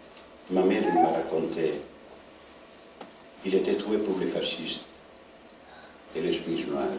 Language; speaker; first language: French; non-native, learner; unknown